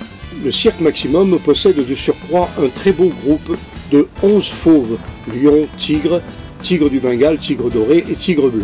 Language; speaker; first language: French; native; French